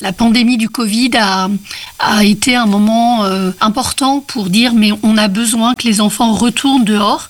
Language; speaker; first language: French; native; French